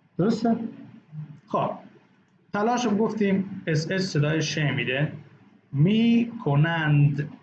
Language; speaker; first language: Persian; non-native, local second language; Baluchi